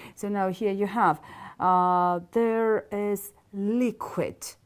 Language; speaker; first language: English; non-native, fluent; Georgian